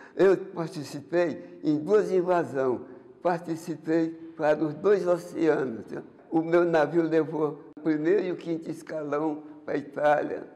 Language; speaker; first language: Portuguese; native; Portuguese